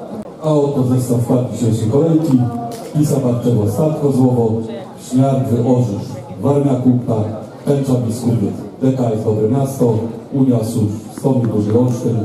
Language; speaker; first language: Polish; native; Polish